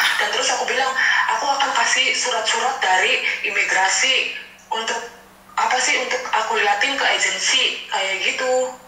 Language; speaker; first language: Indonesian; non-native, local second language; Javanese